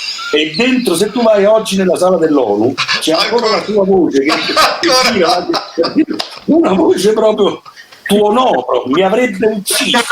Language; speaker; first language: Italian; native; Italian